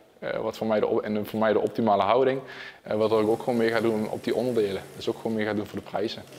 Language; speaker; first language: Dutch; native; Dutch